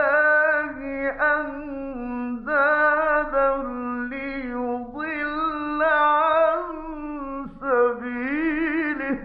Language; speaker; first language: Arabic; native; Arabic